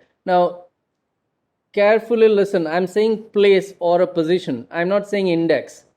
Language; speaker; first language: English; non-native, local second language; Gujarati